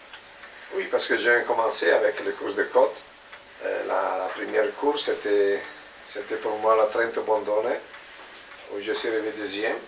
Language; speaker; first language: French; non-native, fluent; Italian